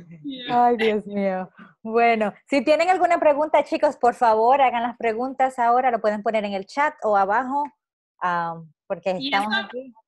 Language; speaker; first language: Spanish; early bilingual, heritage; Spanish